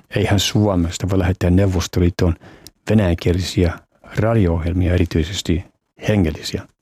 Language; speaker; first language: Finnish; early bilingual, heritage; Finnish